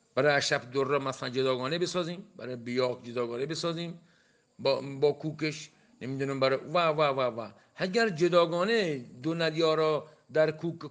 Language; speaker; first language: Persian; non-native, local second language; Baluchi